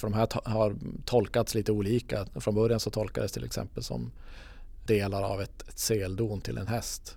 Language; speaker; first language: Swedish; native; Swedish